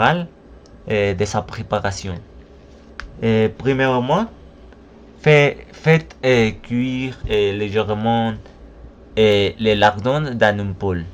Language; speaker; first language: French; non-native, learner; Spanish